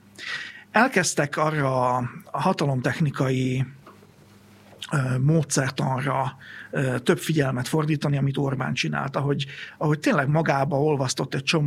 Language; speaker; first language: Hungarian; native; Hungarian